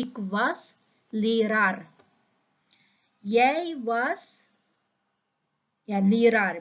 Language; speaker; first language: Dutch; non-native, fluent; Uyghur